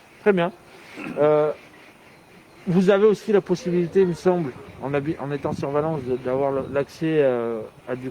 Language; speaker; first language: French; native; French